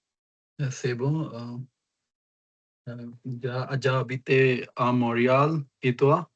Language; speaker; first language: French; non-native, learner; Punjabi